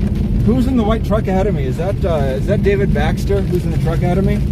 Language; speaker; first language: English; native; English